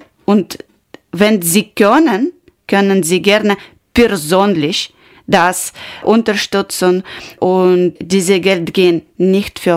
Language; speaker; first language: German; non-native, learner; Ukrainian